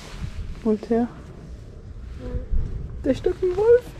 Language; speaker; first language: German; native; German